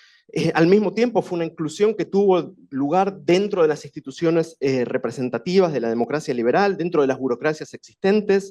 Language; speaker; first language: Spanish; native; Spanish